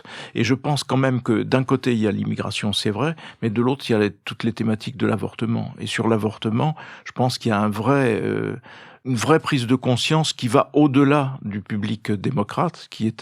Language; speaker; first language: French; native; French